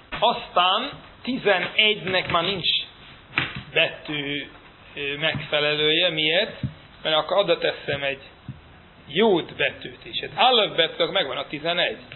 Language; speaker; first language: Hungarian; non-native, fluent; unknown